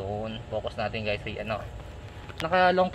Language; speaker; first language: Filipino; native; Filipino